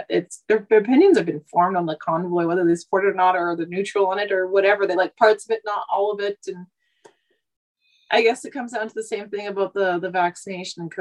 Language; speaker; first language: English; native; English